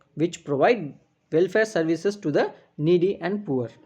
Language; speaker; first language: English; non-native, local second language; Tamil